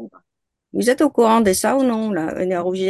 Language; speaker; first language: French; non-native, fluent; Vietnamese